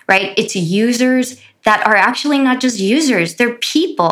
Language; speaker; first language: English; native; English